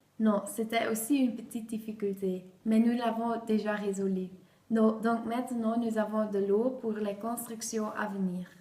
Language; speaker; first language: French; non-native, learner; Dutch